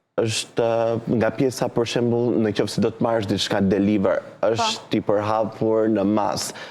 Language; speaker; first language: Albanian; native; Albanian